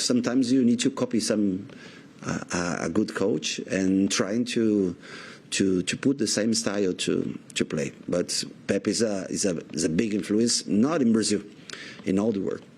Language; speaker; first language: English; non-native, learner; Portuguese